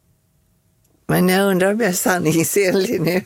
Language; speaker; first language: Swedish; native; Swedish